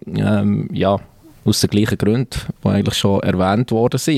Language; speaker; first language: German; native; German